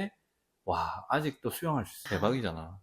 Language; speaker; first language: Korean; native; Korean